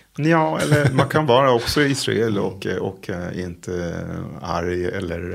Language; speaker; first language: Swedish; non-native, fluent; Hebrew